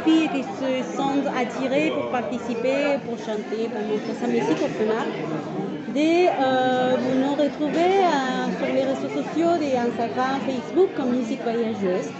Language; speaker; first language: French; non-native, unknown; Spanish